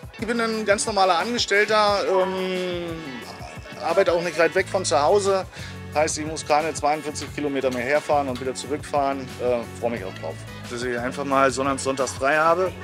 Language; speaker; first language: German; native; German